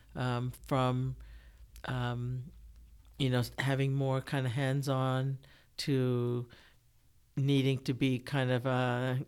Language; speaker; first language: English; early bilingual, other home language; Japanese